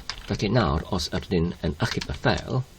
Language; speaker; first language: Welsh; non-native, learner; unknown